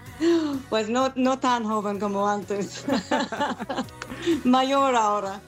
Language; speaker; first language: Spanish; non-native, fluent; English